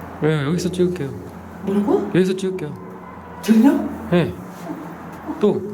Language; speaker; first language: Korean; native; Korean